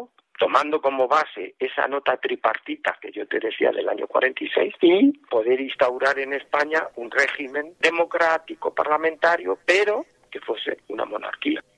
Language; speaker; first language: Spanish; native; Spanish